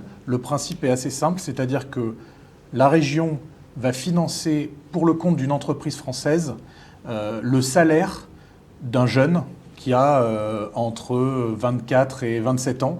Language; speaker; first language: French; native; French